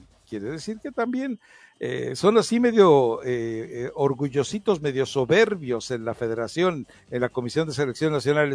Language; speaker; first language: Spanish; native; Spanish